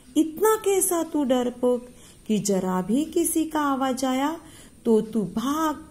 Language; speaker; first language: Hindi; non-native, local second language; Marathi